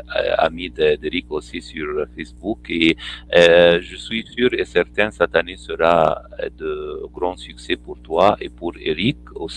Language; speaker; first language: French; non-native, fluent; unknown